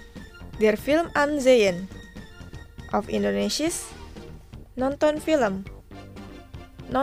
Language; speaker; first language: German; non-native, fluent; Indonesian